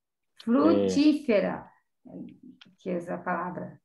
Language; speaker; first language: Spanish; non-native, learner; Portuguese